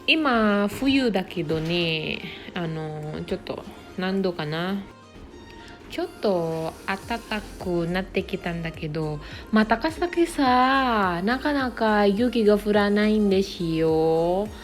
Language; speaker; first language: Japanese; non-native, learner; Indonesian